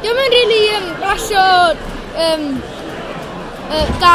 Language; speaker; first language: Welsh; non-native, local second language; English